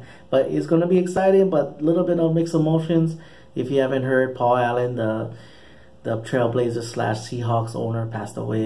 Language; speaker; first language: English; native; English